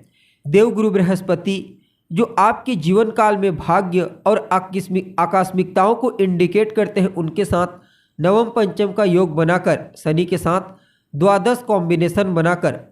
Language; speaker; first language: Hindi; native; Hindi